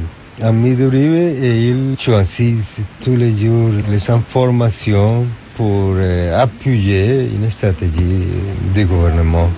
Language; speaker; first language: French; non-native, fluent; Spanish